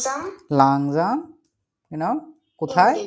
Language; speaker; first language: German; non-native, fluent; Bangla